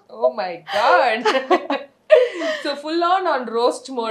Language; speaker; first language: English; non-native, local second language; Tamil